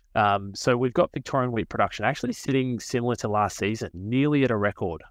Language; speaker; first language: English; native; English